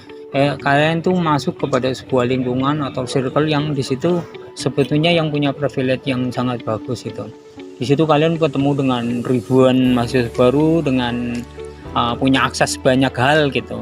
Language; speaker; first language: Indonesian; native; Indonesian